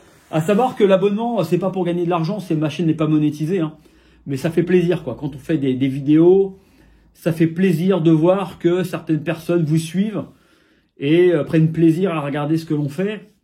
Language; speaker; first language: French; native; French